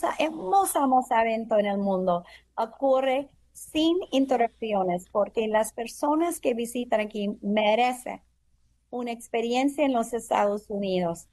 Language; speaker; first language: Spanish; non-native, learner; English